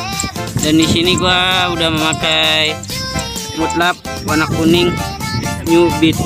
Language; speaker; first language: Indonesian; native; Indonesian